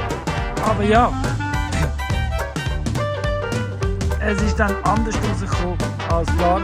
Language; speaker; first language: German; non-native, fluent; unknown